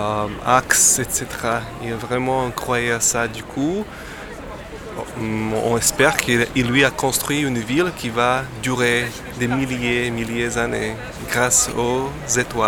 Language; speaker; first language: French; non-native, fluent; Slovak